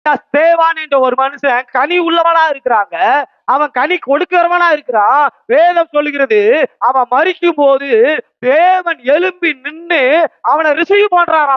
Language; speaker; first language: Tamil; native; Tamil